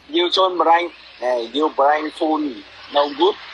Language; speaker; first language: English; non-native, learner; Vietnamese